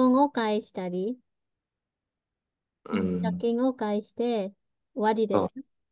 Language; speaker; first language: Japanese; early bilingual, heritage; Vietnamese